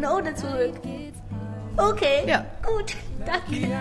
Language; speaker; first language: German; non-native, learner; Chinese